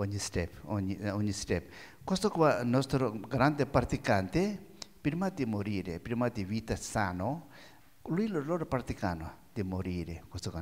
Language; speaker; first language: Italian; non-native, learner; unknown